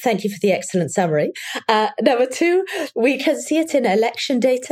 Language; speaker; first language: English; native; English